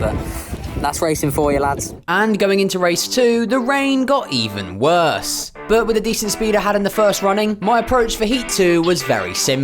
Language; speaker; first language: English; native; English